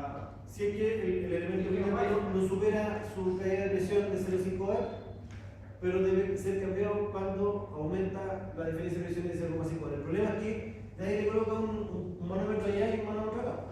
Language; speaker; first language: Spanish; native; Spanish